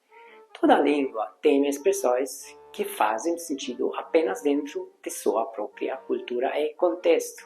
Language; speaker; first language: Portuguese; non-native, fluent; Hungarian